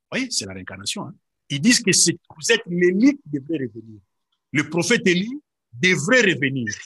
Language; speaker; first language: French; non-native, local second language; Lingala